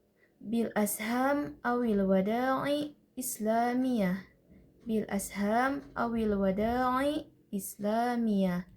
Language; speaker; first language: Arabic; non-native, learner; Indonesian